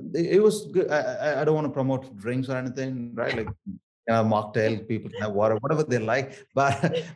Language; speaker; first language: English; non-native, local second language; Tamil